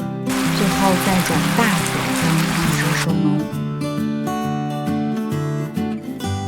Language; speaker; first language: Chinese; native; Chinese